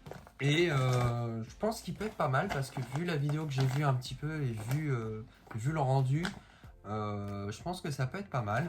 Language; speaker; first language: French; native; French